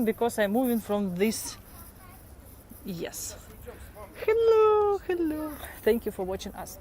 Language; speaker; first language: English; non-native, fluent; Russian